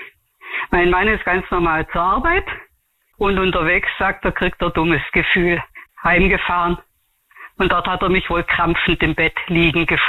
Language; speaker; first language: German; native; German